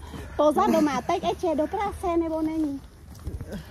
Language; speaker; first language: Czech; non-native, learner; Vietnamese